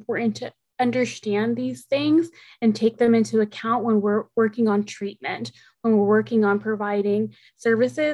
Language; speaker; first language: English; early bilingual, other home language; Spanish